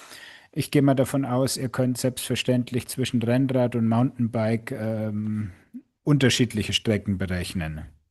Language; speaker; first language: German; native; German